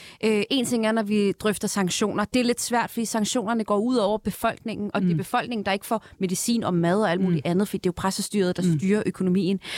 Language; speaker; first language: Danish; early bilingual, other home language; Persian